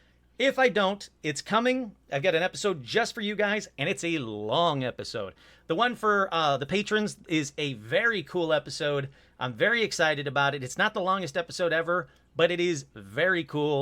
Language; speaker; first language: English; native; English